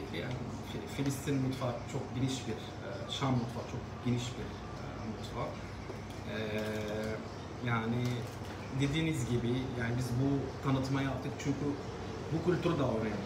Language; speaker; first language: Turkish; non-native, fluent; Arabic